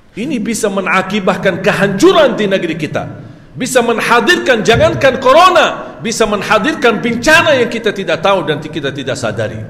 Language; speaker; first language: Malay; non-native, fluent; Arabic